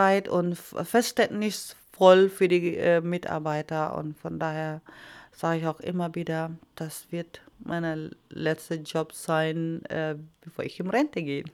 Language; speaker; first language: German; non-native, fluent; Iloko